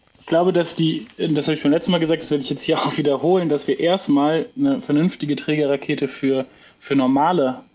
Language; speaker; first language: German; native; German